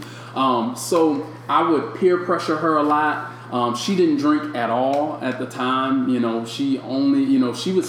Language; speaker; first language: English; native; English